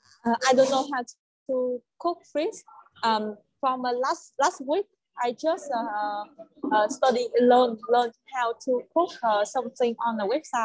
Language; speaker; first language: English; non-native, learner; Vietnamese